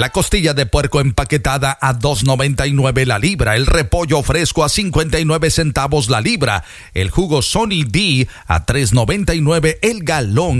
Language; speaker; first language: Spanish; native; Spanish